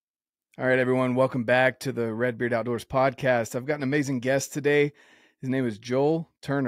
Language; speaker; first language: English; native; English